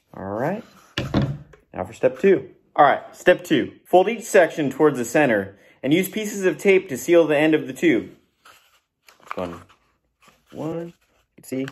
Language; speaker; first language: English; native; English